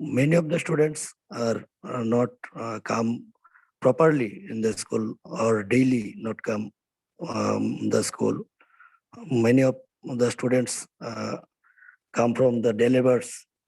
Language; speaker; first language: English; non-native, learner; Bangla